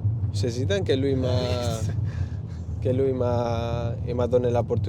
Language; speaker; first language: French; non-native, learner; Spanish